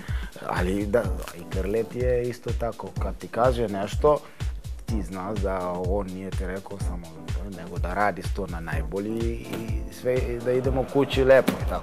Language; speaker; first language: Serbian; non-native, learner; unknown